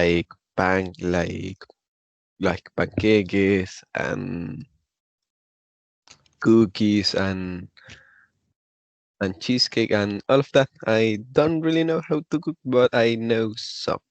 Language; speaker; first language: English; non-native, learner; Spanish